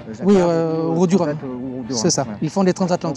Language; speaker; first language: French; native; French